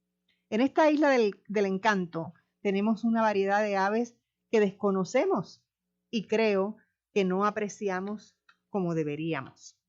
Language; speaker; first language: Spanish; native; Spanish